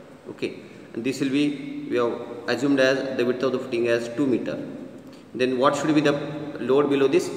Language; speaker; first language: English; non-native, local second language; Kannada